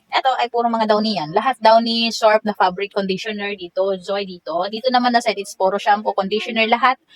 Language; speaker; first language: Filipino; non-native, local second language; Waray